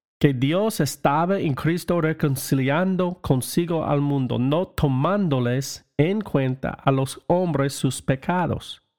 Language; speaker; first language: Spanish; non-native, learner; English